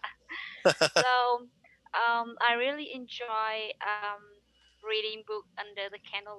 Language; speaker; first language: English; non-native, learner; Vietnamese